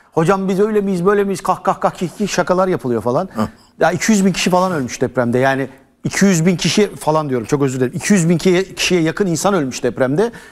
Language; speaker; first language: Turkish; native; Turkish